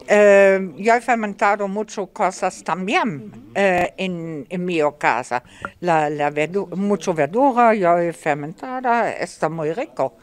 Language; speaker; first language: Spanish; non-native, learner; German